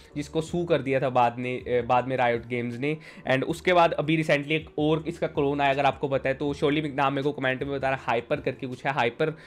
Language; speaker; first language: Hindi; native; Hindi